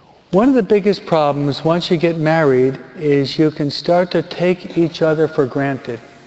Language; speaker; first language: English; native; English